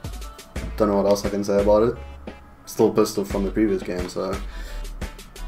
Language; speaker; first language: English; native; English